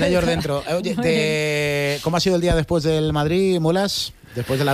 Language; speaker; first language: Spanish; native; Spanish